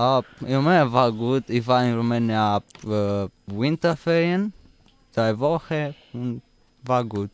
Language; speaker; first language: German; non-native, learner; Romanian